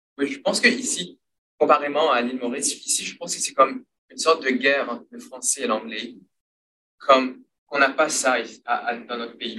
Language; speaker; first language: French; non-native, local second language; Morisyen